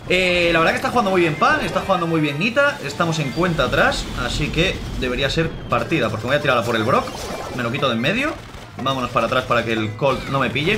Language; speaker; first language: Spanish; native; Spanish